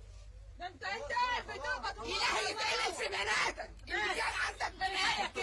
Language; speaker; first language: Arabic; native; Arabic